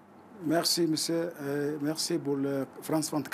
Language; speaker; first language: French; non-native, fluent; Arabic